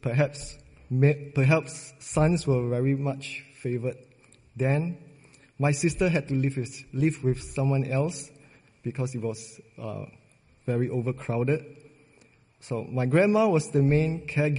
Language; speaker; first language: English; non-native, local second language; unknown